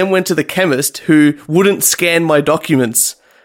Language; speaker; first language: English; native; English